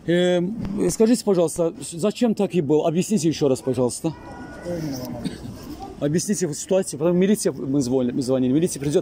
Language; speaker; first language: Russian; non-native, learner; Azerbaijani